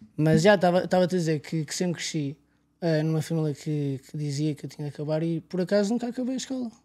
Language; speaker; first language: Portuguese; native; Portuguese